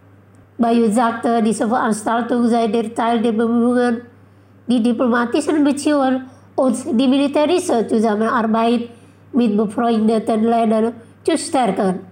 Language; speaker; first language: German; non-native, learner; Indonesian